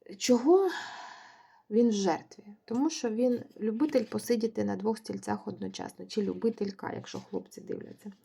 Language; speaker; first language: Ukrainian; non-native, local second language; Russian